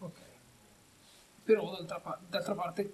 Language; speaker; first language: Italian; native; Italian